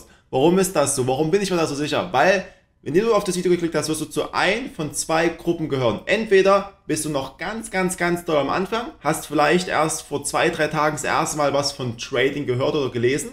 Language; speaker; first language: German; native; German